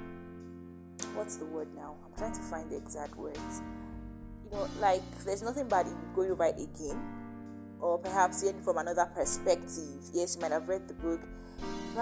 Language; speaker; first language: English; non-native, local second language; Yoruba